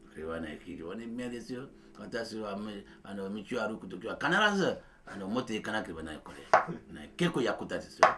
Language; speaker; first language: Japanese; non-native, fluent; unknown